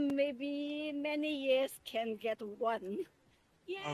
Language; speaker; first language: English; non-native, learner; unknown